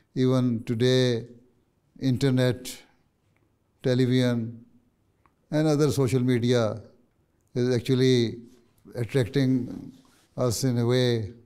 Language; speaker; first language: English; non-native, local second language; Urdu